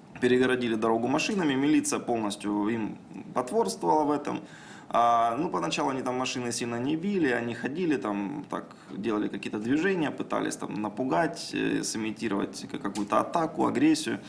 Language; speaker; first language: Russian; native; Russian